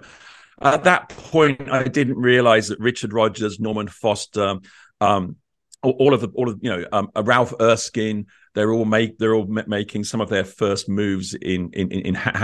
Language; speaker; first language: English; native; English